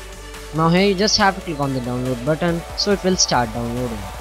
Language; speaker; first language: English; non-native, local second language; Hindi